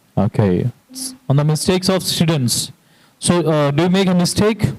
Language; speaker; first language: English; non-native, fluent; Hindi